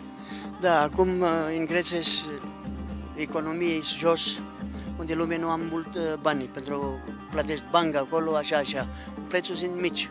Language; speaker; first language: Romanian; non-native, learner; Greek